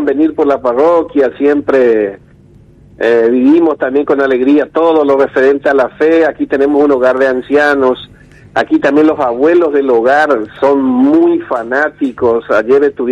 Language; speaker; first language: Spanish; non-native, local second language; Guarani